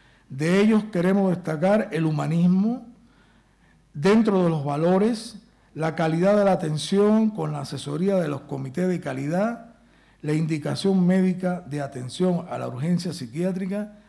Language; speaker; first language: Spanish; native; Spanish